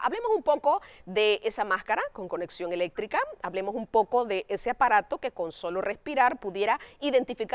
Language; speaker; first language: Spanish; native; Spanish